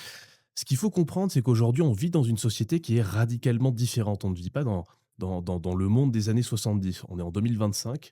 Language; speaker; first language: French; native; French